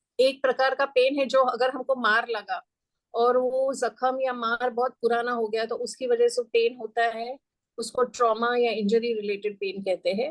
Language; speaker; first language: Hindi; non-native, local second language; Gujarati